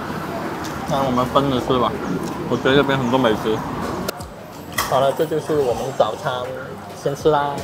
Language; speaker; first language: Chinese; native; Chinese